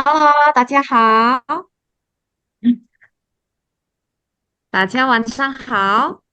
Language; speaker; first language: Chinese; non-native, fluent; Indonesian